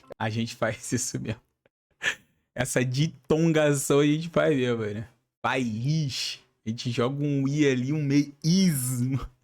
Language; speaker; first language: Portuguese; native; Portuguese